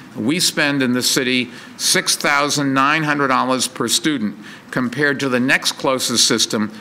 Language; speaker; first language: English; native; English